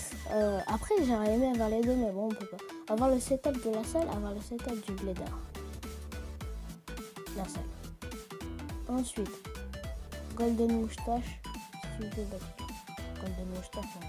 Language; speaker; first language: French; native; French